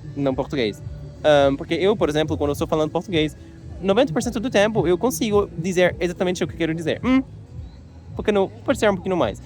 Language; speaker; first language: Portuguese; non-native, learner; English